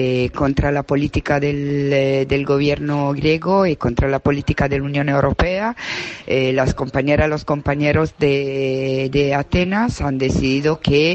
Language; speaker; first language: Spanish; non-native, fluent; Italian